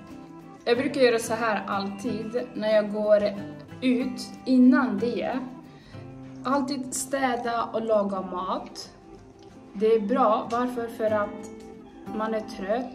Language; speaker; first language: Swedish; non-native, fluent; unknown